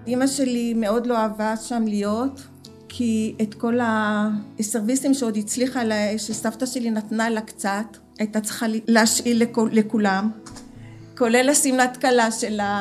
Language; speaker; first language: Hebrew; early bilingual, other home language; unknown